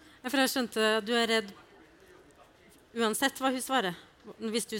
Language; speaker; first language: Norwegian; native; Norwegian